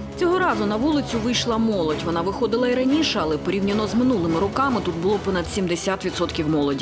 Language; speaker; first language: Ukrainian; native; Ukrainian